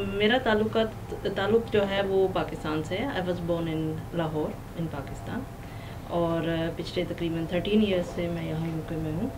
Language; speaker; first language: Urdu; non-native, local second language; Punjabi